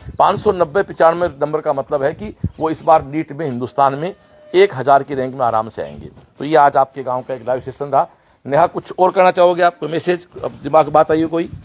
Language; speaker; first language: Hindi; native; Hindi